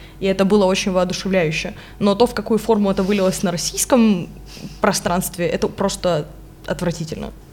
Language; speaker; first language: Russian; non-native, local second language; Ukrainian